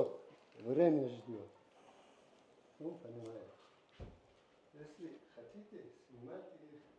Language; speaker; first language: Russian; non-native, local second language; Tajik